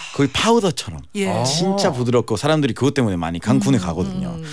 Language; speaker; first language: Korean; non-native, fluent; Spanish